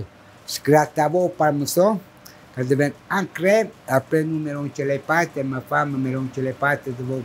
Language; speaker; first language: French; non-native, learner; Italian